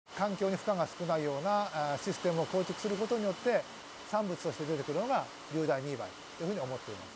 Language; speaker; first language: Japanese; native; Japanese